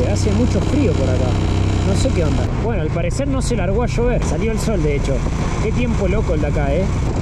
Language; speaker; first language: Spanish; native; Spanish